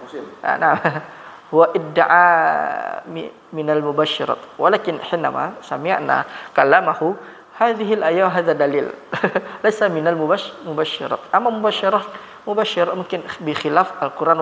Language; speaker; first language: Arabic; non-native, fluent; Malay